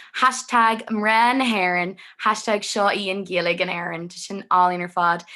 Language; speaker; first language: Irish; non-native, local second language; English